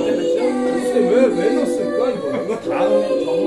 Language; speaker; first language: Korean; native; Korean